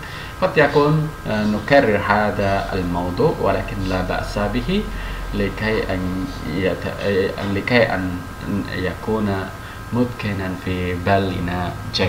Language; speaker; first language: Arabic; non-native, fluent; Indonesian